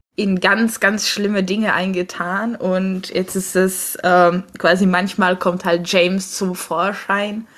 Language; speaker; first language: German; non-native, fluent; Czech